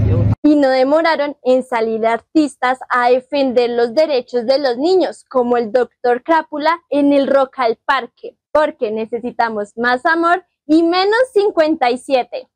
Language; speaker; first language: Spanish; native; Spanish